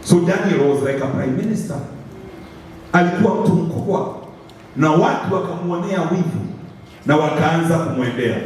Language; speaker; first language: English; non-native, local second language; Swahili